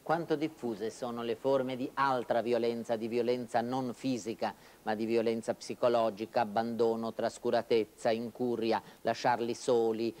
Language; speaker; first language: Italian; native; Italian